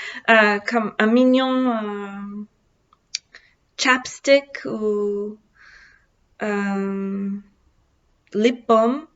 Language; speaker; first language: French; non-native, learner; English